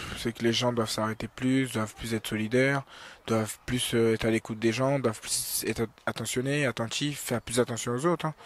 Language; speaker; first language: French; early bilingual, other home language; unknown